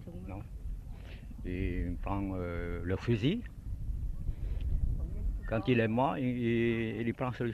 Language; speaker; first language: French; non-native, fluent; Vietnamese